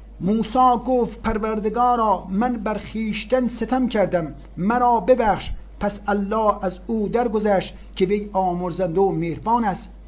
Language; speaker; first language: Persian; native; Persian